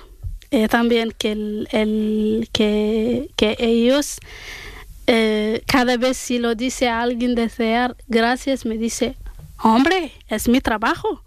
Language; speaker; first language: Spanish; non-native, learner; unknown